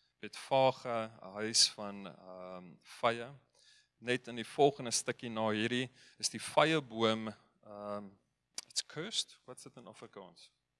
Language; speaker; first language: Afrikaans; non-native, fluent; Dutch